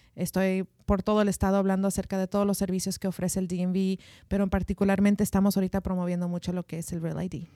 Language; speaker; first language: Spanish; early bilingual, heritage; Spanish